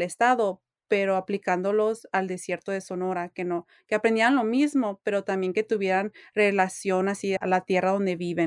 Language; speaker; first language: Spanish; early bilingual, heritage; English